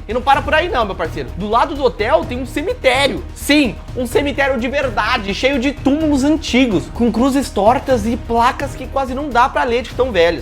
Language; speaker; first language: Portuguese; native; Portuguese